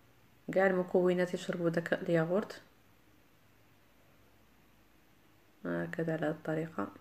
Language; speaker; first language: Arabic; native; Arabic